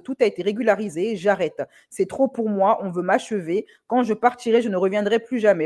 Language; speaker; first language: French; native; French